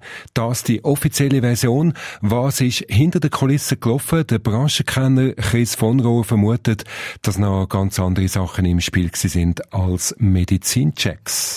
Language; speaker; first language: German; native; German